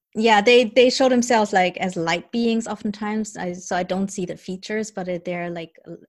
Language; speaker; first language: English; early bilingual, other home language; German